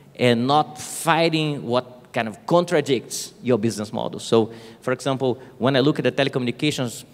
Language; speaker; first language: English; non-native, fluent; Portuguese